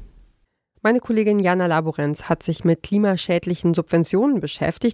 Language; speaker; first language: German; native; German